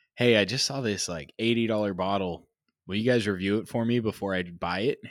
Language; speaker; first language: English; native; English